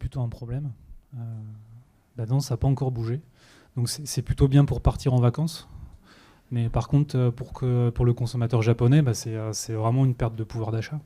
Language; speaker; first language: French; native; French